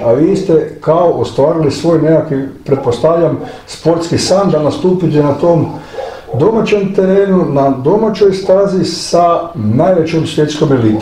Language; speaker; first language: Croatian; native; Croatian